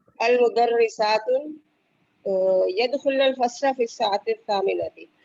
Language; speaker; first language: Arabic; non-native, learner; Urdu